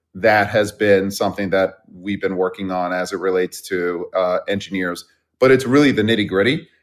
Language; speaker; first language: English; early bilingual, other home language; Persian